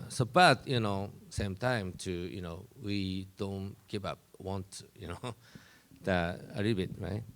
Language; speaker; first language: English; non-native, learner; Japanese